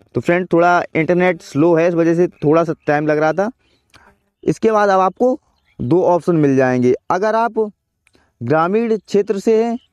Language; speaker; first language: Hindi; native; Hindi